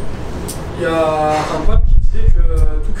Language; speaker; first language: French; native; French